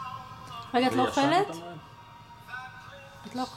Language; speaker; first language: Hebrew; native; Hebrew